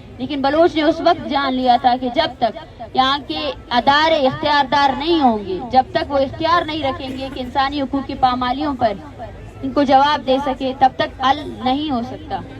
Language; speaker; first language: Urdu; non-native, local second language; Baluchi